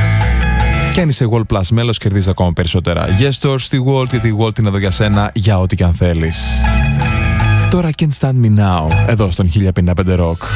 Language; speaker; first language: Greek; native; Greek